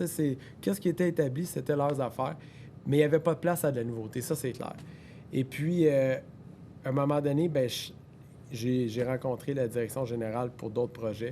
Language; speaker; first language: French; native; French